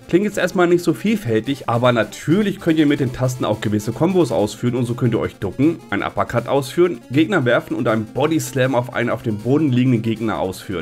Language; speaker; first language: German; native; German